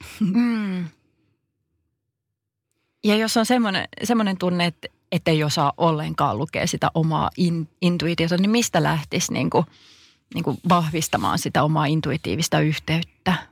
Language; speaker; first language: Finnish; native; Finnish